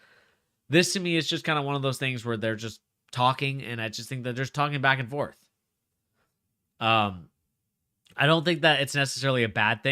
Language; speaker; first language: English; native; English